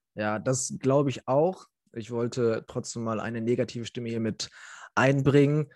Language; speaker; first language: German; native; German